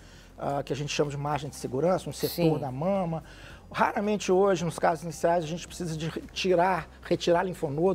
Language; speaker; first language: Portuguese; native; Portuguese